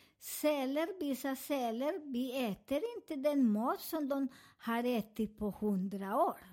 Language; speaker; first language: Swedish; non-native, fluent; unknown